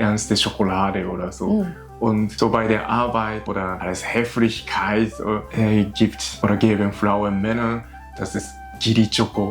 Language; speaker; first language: German; non-native, learner; Japanese